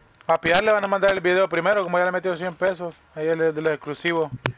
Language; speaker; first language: Spanish; early bilingual, heritage; Spanish